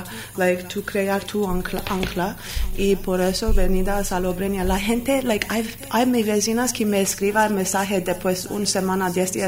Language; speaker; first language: Spanish; non-native, learner; Armenian